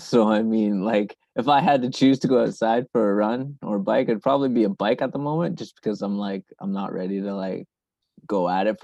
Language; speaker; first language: English; native; English